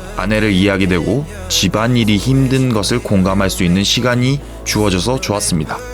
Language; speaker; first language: Korean; native; Korean